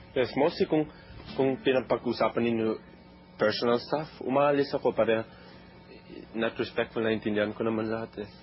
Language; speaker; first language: Filipino; early bilingual, heritage; German